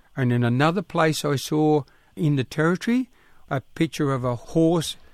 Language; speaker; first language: English; native; English